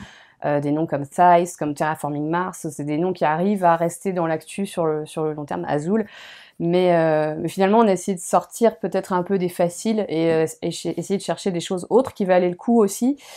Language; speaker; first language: French; native; French